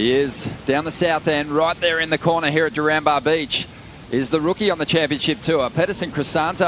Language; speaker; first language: English; native; English